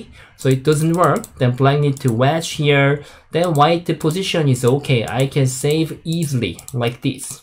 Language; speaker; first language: English; non-native, fluent; Korean